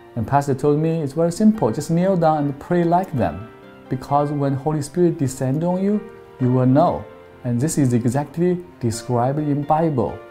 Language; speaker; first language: English; non-native, fluent; Chinese